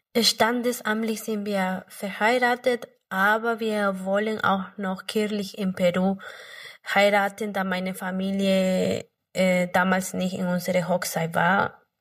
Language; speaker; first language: German; non-native, fluent; Spanish